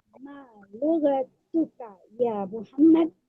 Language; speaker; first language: Arabic; non-native, learner; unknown